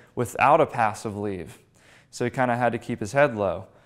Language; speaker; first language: English; native; English